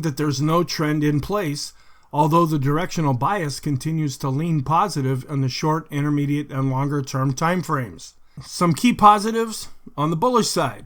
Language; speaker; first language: English; native; English